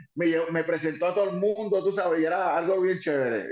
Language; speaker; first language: Spanish; early bilingual, heritage; Spanish